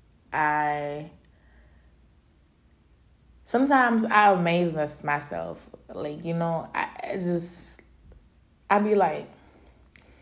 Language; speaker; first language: English; early bilingual, other home language; Haitian Creole